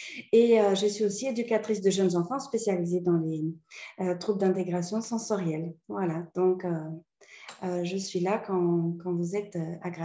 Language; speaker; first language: French; native; French